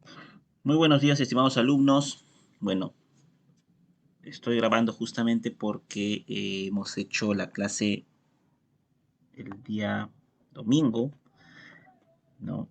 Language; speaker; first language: Spanish; native; Spanish